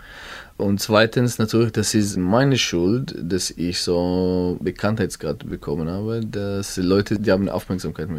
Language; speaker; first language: German; non-native, learner; Hebrew